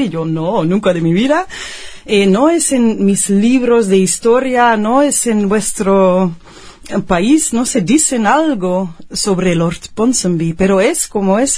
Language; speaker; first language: Spanish; non-native, fluent; Dutch